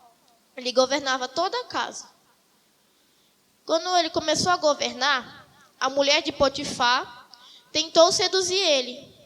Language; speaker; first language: Portuguese; native; Portuguese